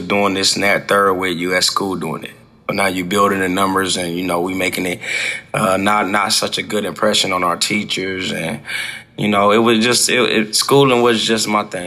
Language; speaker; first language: English; native; English